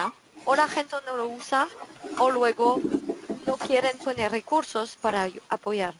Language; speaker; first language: Spanish; non-native, fluent; French